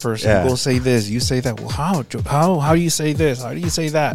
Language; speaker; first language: English; early bilingual, other home language; Spanish